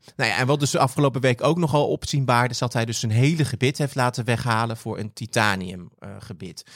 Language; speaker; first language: Dutch; native; Dutch